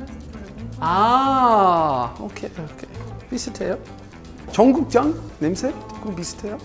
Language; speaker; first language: Korean; non-native, learner; English